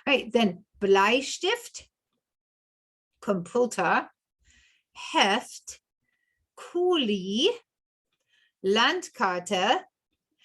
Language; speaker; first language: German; non-native, fluent; English